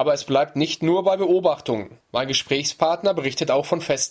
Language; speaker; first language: German; native; German